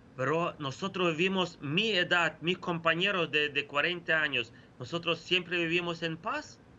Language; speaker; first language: Spanish; non-native, fluent; Ukrainian